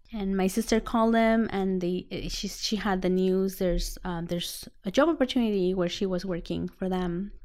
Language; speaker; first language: English; non-native, fluent; Spanish